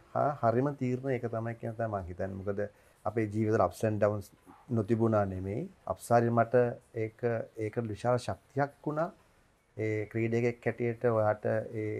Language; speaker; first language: Sinhala; native; Sinhala